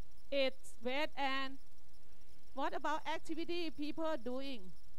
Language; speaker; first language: English; non-native, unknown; Thai